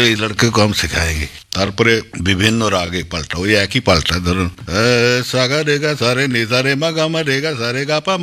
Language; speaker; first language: Bangla; non-native, local second language; Punjabi